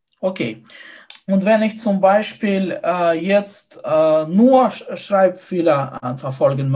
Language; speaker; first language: German; non-native, fluent; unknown